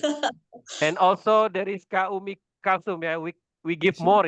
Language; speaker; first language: English; non-native, fluent; Indonesian